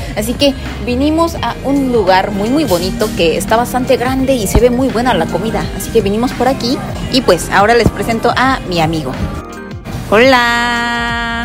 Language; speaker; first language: Spanish; non-native, fluent; Korean